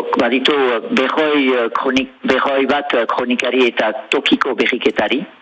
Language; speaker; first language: Basque; native; Basque